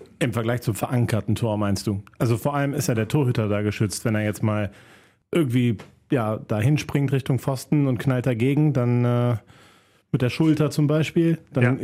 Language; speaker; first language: German; native; German